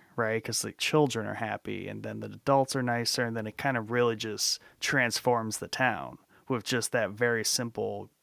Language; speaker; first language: English; native; English